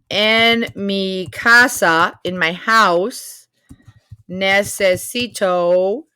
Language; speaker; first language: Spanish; non-native, fluent; English